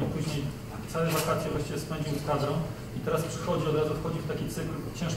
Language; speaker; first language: Polish; native; Polish